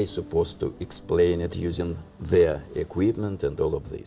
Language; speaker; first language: English; non-native, learner; Russian